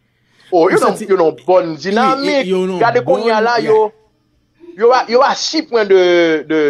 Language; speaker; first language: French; non-native, local second language; Haitian Creole